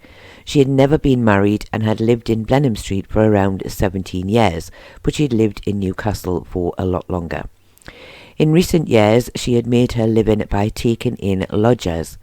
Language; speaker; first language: English; native; English